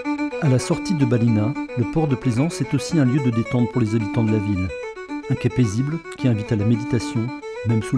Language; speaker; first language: French; native; French